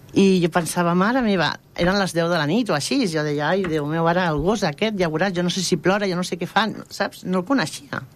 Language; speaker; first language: Catalan; non-native, local second language; Spanish